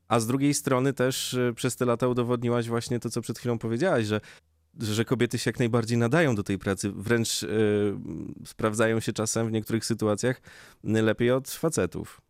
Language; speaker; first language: Polish; native; Polish